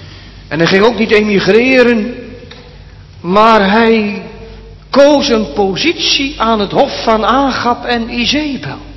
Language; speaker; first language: Dutch; native; Dutch